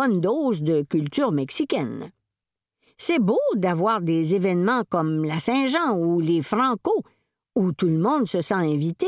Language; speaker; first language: French; native; French